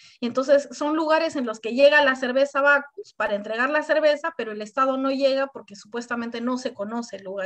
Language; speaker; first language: Spanish; native; Spanish